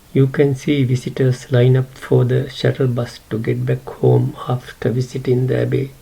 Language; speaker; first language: English; non-native, local second language; Sinhala